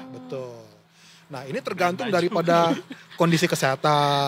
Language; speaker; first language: Indonesian; native; Indonesian